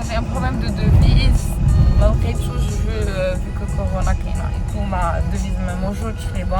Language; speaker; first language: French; non-native, local second language; Arabic